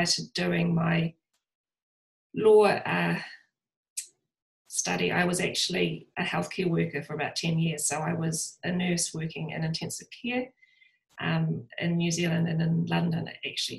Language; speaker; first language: English; native; English